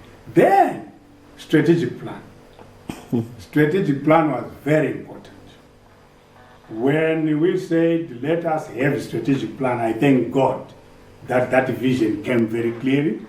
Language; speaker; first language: English; non-native, local second language; Shona